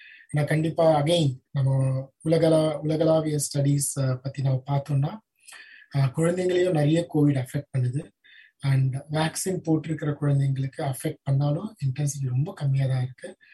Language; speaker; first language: Tamil; native; Tamil